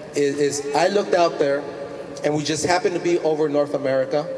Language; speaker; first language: English; early bilingual, other home language; Spanish